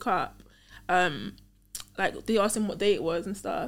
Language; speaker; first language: English; native; English